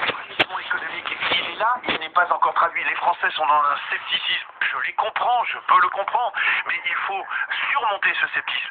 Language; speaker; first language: French; native; French